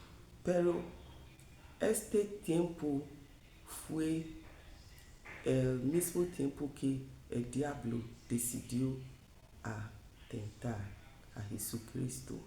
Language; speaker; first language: Spanish; non-native, fluent; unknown